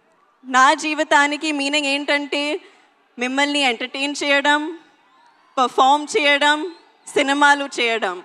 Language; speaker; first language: Telugu; non-native, learner; Hindi